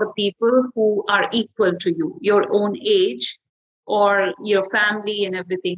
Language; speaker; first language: English; non-native, local second language; Hindi